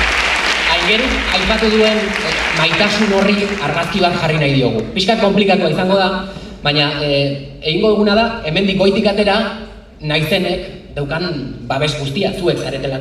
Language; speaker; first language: Basque; native; Basque